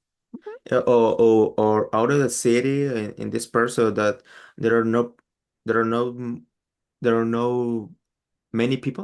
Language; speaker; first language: English; non-native, learner; Spanish